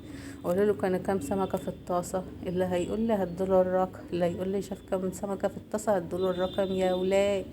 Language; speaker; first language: Arabic; native; Arabic